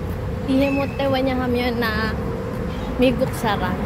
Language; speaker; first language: Korean; non-native, learner; Filipino